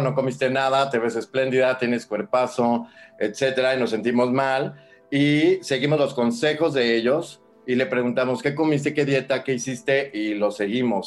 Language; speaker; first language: Spanish; native; Spanish